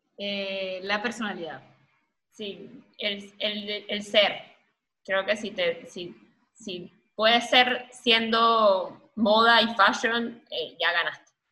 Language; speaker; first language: Spanish; native; Spanish